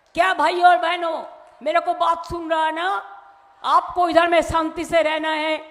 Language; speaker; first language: Hindi; non-native, local second language; Bangla